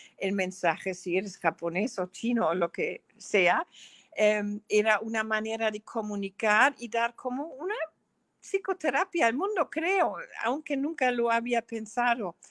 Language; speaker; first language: Spanish; non-native, fluent; German